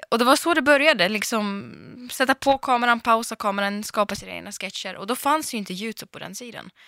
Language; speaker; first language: Swedish; early bilingual, other home language; Russian